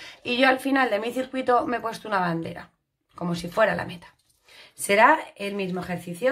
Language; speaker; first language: Spanish; native; Spanish